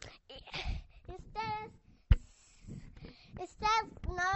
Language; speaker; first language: Spanish; early bilingual, heritage; Spanish